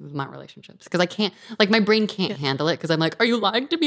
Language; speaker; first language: English; native; English